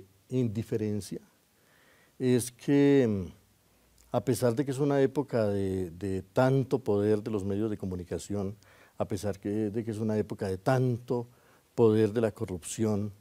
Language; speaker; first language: Spanish; native; Spanish